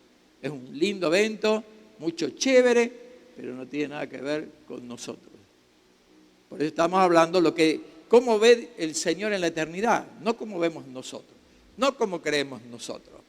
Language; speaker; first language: Spanish; native; Spanish